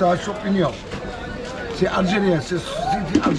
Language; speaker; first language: French; non-native, local second language; Arabic